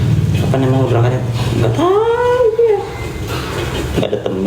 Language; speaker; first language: Indonesian; native; Indonesian